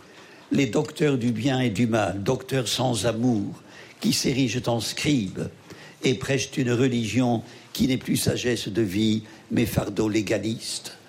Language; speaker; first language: French; native; French